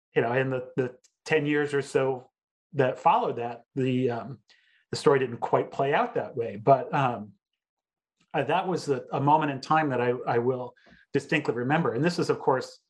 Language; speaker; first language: English; native; English